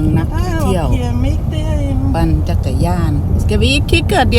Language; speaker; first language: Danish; non-native, learner; Thai